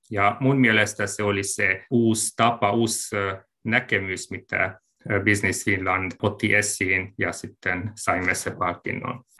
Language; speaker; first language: Finnish; non-native, fluent; Hungarian